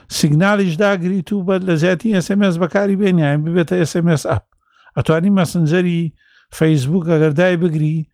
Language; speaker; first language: Central Kurdish; native; Central Kurdish